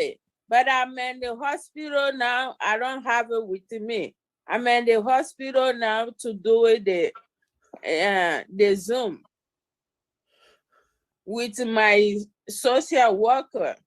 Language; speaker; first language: English; non-native, learner; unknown